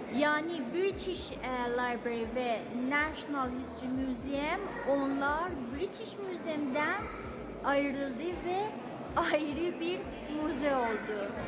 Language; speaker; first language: Turkish; non-native, fluent; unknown